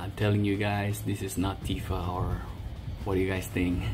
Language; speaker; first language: English; non-native, fluent; Indonesian